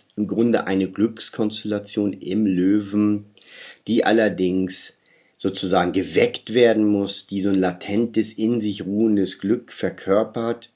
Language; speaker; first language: German; native; German